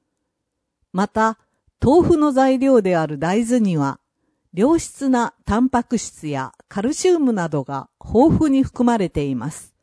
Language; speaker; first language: Japanese; native; Japanese